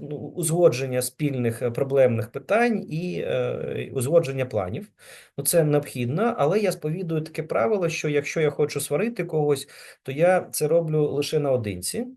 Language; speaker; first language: Ukrainian; native; Ukrainian